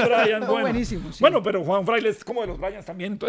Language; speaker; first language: Spanish; native; Spanish